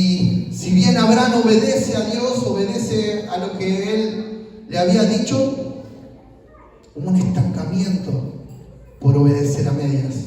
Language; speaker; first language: Spanish; native; Spanish